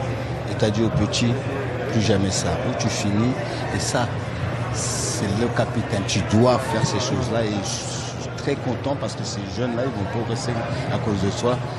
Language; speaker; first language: French; native; French